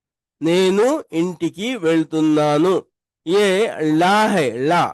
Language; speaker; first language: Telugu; non-native, local second language; Urdu